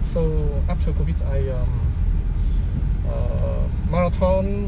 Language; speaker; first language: English; non-native, learner; Vietnamese